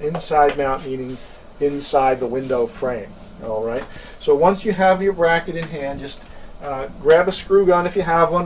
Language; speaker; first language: English; native; English